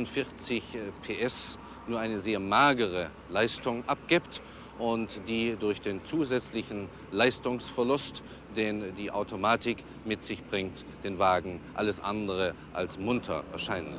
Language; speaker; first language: German; native; German